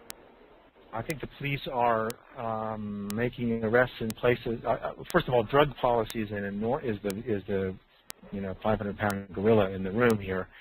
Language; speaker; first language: English; native; English